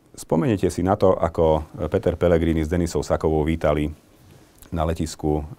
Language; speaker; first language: Slovak; non-native, local second language; Hungarian